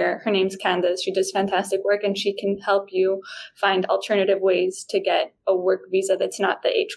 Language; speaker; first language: English; non-native, fluent; Spanish